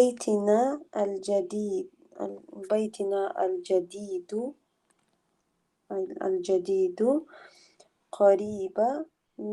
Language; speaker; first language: Arabic; non-native, learner; English